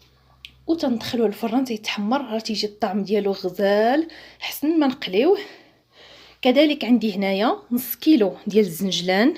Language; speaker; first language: Arabic; native; Arabic